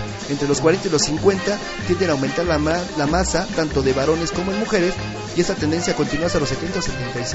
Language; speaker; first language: Spanish; native; Spanish